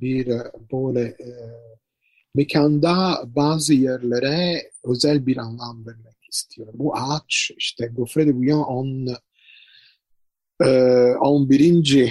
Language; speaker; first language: Turkish; non-native, fluent; Italian